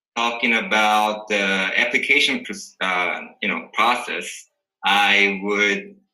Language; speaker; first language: English; early bilingual, other home language; Korean